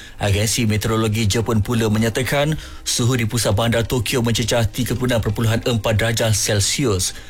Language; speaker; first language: Malay; native; Malay